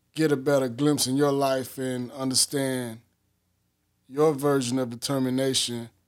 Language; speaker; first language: English; native; English